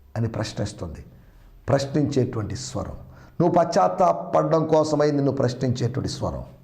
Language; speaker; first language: Telugu; non-native, local second language; Malayalam